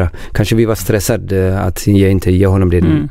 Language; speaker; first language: Swedish; non-native, learner; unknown